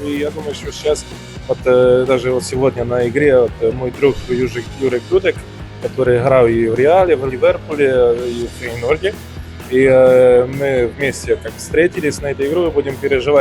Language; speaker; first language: Russian; non-native, fluent; Polish